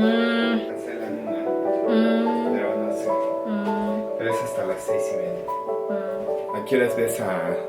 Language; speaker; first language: Spanish; native; Spanish